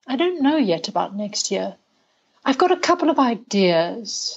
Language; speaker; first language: English; native; English